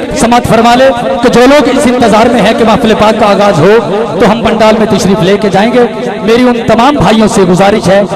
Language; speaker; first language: Urdu; non-native, local second language; Punjabi